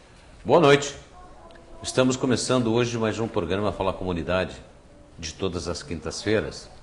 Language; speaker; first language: Portuguese; native; Portuguese